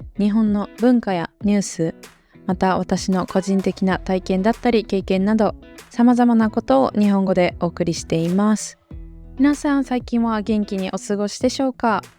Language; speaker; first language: Japanese; native; Japanese